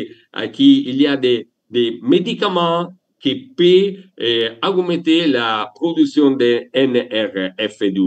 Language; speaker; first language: French; non-native, learner; Italian